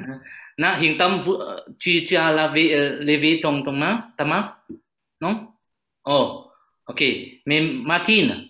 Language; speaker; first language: French; non-native, learner; Vietnamese